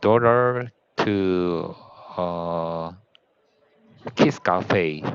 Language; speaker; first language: English; non-native, learner; Korean